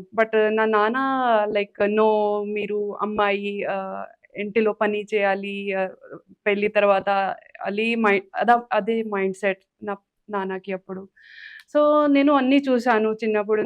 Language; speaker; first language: Telugu; non-native, learner; Hindi